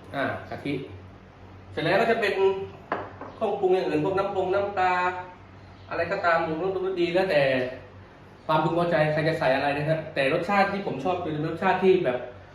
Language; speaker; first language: Thai; native; Thai